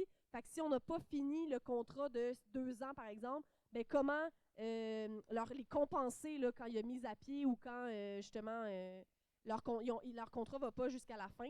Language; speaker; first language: French; native; French